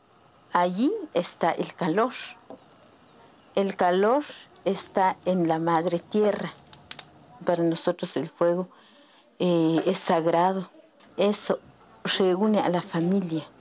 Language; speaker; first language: Spanish; non-native, local second language; Kʼicheʼ